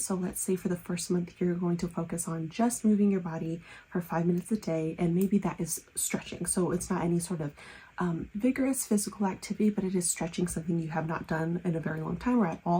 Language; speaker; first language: English; native; English